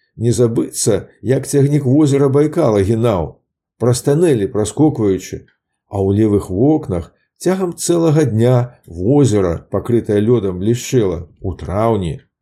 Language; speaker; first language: Belarusian; native; Belarusian